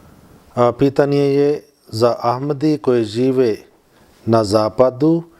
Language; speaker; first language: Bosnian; non-native, learner; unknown